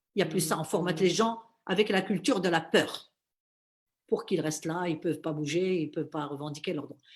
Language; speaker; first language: French; non-native, local second language; Arabic